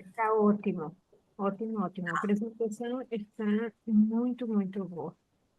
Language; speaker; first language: Portuguese; early bilingual, heritage; Portuguese